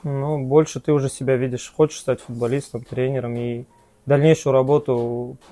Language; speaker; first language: Russian; non-native, local second language; Kazakh